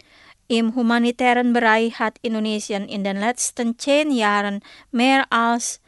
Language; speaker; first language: German; non-native, fluent; Indonesian